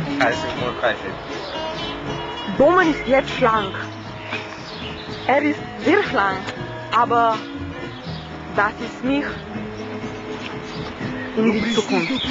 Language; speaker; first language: German; non-native, learner; Slovenian